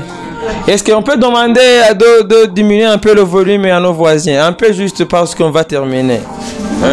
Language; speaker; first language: French; non-native, local second language; Rundi